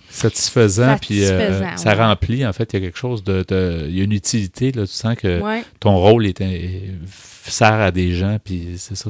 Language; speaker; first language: French; native; French